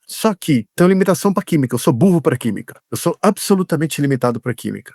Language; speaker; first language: Portuguese; native; Portuguese